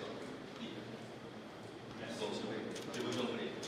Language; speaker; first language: French; non-native, learner; Indonesian